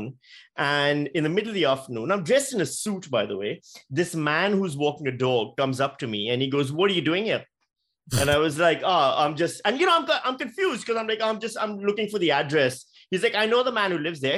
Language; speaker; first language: English; non-native, local second language; Urdu